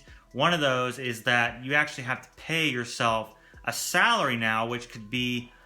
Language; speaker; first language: English; native; English